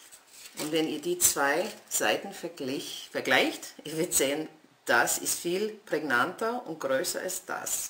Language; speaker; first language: German; non-native, fluent; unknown